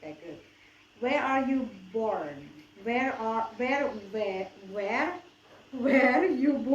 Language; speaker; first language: English; non-native, learner; Indonesian